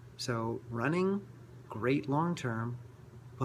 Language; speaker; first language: English; native; English